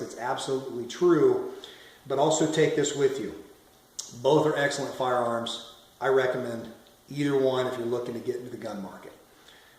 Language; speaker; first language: English; native; English